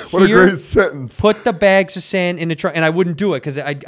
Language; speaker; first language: English; native; English